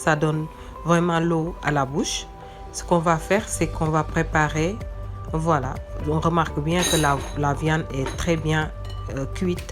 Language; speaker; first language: French; non-native, local second language; Wolof